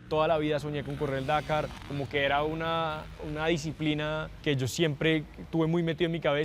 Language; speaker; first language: Spanish; native; Spanish